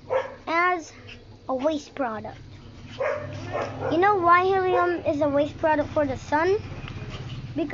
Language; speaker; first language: English; non-native, local second language; Filipino